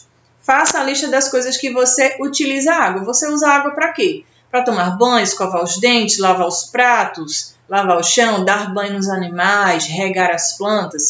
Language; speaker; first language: Portuguese; native; Portuguese